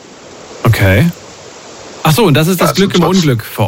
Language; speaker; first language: German; native; German